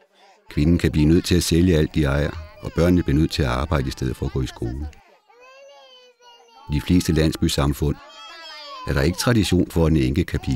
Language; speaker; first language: Danish; native; Danish